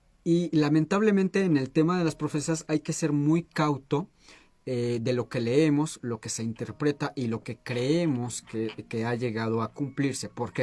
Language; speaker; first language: Spanish; native; Spanish